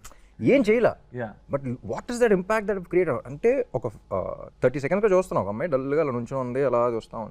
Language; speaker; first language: Telugu; native; Telugu